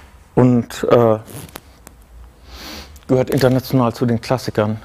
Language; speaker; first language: German; native; German